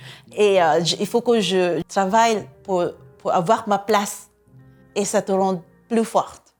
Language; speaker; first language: French; non-native, fluent; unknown